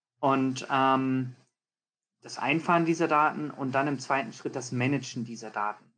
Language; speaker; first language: German; early bilingual, heritage; German